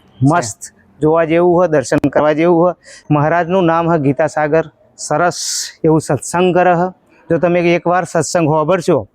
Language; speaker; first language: Gujarati; native; Gujarati